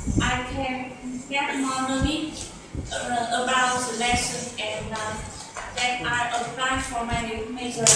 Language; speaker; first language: English; non-native, learner; Vietnamese